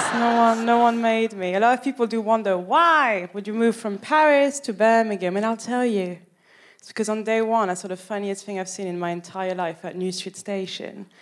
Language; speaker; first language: English; non-native, fluent; French